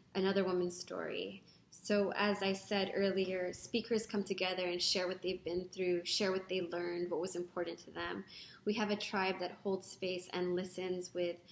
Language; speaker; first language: English; non-native, local second language; Filipino